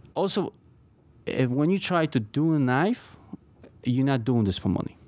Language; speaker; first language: English; non-native, fluent; Polish